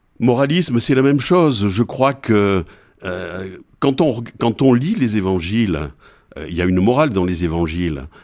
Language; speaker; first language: French; native; French